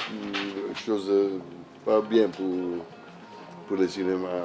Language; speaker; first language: French; non-native, learner; Italian